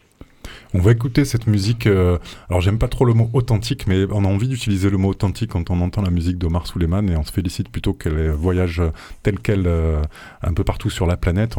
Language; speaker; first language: French; native; French